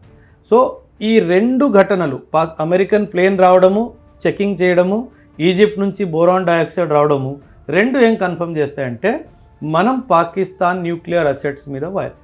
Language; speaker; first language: Telugu; non-native, local second language; Punjabi